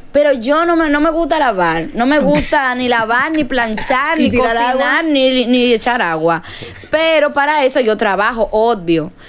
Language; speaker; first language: Spanish; native; Spanish